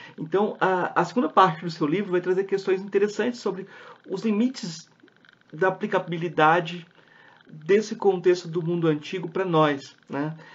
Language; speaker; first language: Portuguese; native; Portuguese